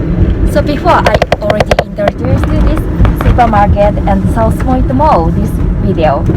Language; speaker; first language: English; non-native, learner; Japanese